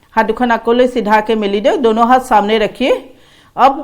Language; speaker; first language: Hindi; non-native, local second language; Assamese